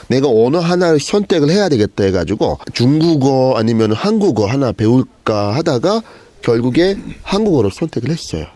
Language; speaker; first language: Korean; non-native, fluent; Turkish